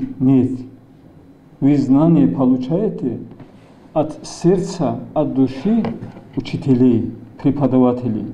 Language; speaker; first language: Russian; non-native, local second language; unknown